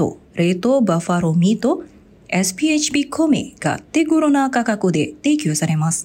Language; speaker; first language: Japanese; non-native, fluent; Indonesian